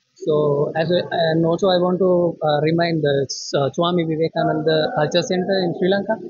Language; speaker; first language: English; non-native, local second language; Sinhala